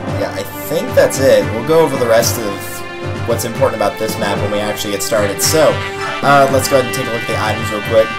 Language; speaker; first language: English; native; English